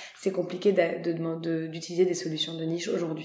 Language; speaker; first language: French; native; French